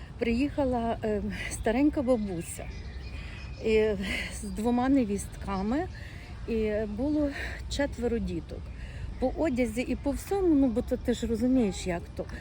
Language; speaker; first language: Ukrainian; native; Ukrainian